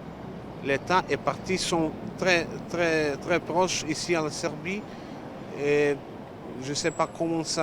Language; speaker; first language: French; non-native, learner; Serbian